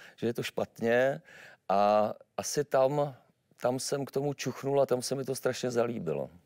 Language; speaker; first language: Czech; native; Czech